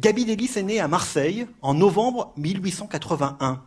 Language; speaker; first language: French; native; French